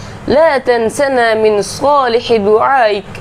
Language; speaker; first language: Arabic; non-native, learner; Urdu